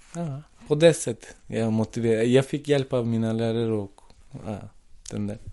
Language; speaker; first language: Swedish; non-native, fluent; Turkish